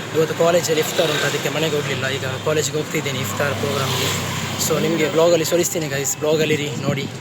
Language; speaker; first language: Kannada; native; Kannada